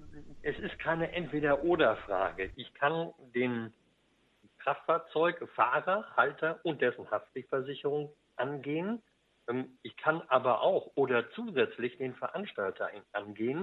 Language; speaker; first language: German; native; German